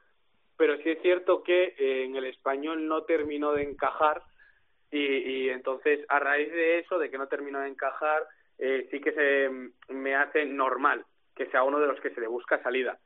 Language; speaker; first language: Spanish; native; Spanish